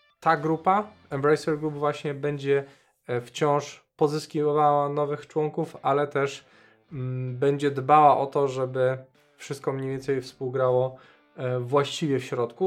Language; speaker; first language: Polish; native; Polish